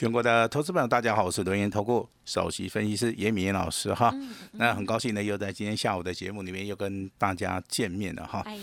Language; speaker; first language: Chinese; native; Chinese